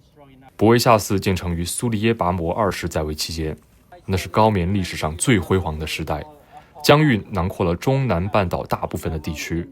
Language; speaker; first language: Chinese; native; Chinese